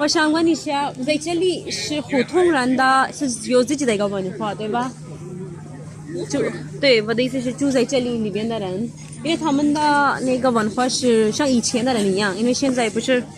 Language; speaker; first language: Chinese; non-native, learner; Urdu